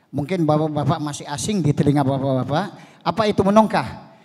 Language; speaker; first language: Indonesian; native; Indonesian